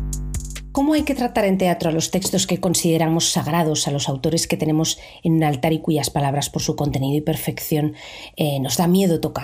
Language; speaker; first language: Spanish; native; Spanish